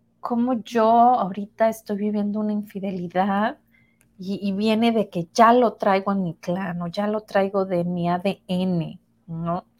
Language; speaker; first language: Spanish; native; Spanish